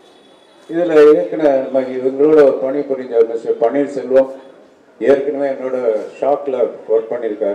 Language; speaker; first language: Tamil; native; Tamil